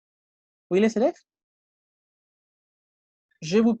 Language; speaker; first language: French; non-native, fluent; Spanish